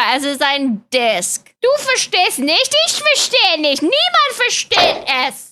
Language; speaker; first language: German; non-native, learner; English